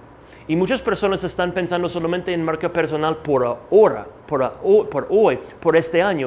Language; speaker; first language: Spanish; non-native, fluent; English